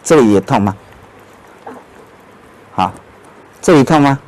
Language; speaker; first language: Chinese; native; Chinese